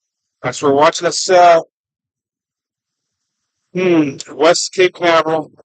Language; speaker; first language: English; native; English